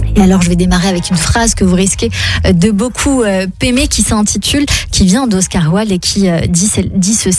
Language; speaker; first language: French; native; French